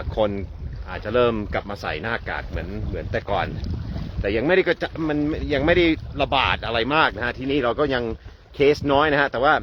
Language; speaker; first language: Thai; non-native, fluent; English